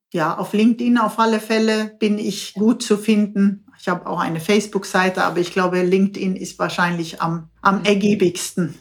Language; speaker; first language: German; non-native, fluent; Swedish